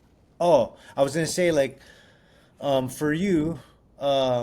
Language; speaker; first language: English; native; English